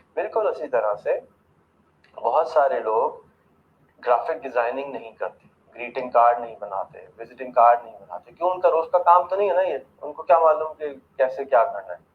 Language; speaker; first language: Urdu; native; Urdu